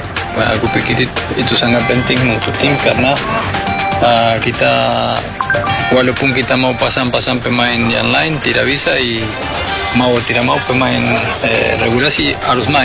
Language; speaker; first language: Indonesian; non-native, fluent; Spanish